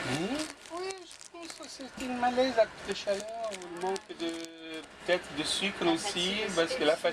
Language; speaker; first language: French; non-native, fluent; Arabic